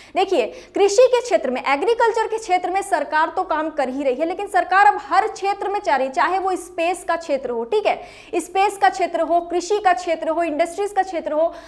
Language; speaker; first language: Hindi; native; Hindi